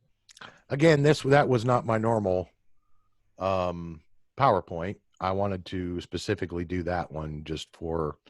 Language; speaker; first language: English; native; English